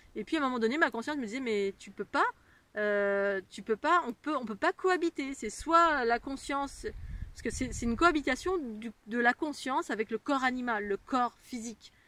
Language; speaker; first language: French; native; French